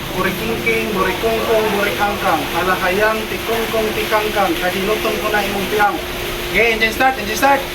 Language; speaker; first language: Filipino; non-native, local second language; Cebuano